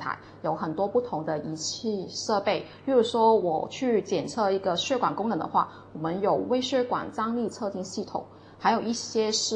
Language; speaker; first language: Chinese; non-native, local second language; Cantonese